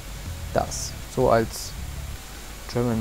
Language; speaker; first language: German; native; German